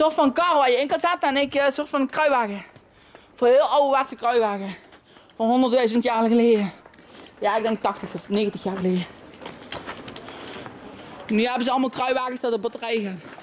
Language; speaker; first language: Dutch; native; Dutch